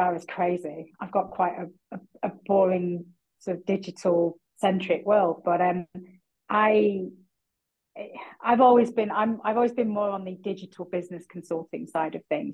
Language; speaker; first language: English; native; English